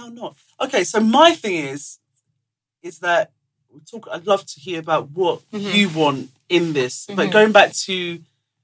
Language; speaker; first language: English; non-native, local second language; Yoruba